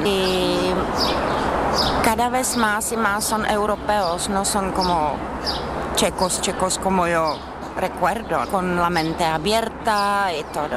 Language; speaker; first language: Spanish; non-native, learner; Czech